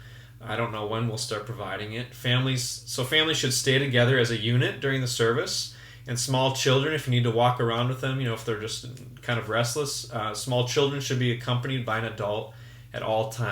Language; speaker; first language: English; native; English